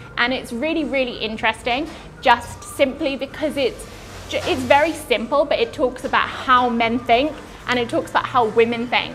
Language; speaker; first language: English; native; English